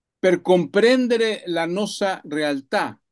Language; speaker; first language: Italian; non-native, learner; Spanish